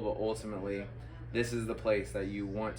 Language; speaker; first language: English; native; English